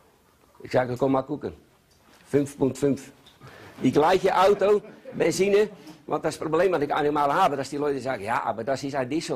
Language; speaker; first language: German; non-native, learner; Dutch